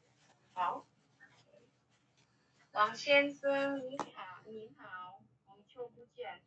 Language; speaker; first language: Chinese; non-native, learner; Indonesian